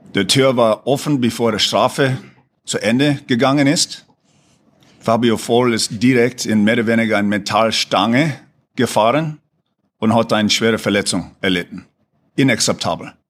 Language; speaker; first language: German; non-native, fluent; English